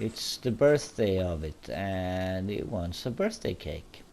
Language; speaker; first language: English; non-native, fluent; Swedish